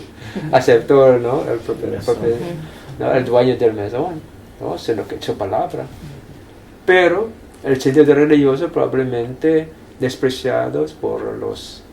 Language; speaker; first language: Spanish; non-native, fluent; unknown